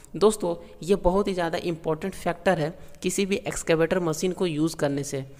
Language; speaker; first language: Hindi; native; Hindi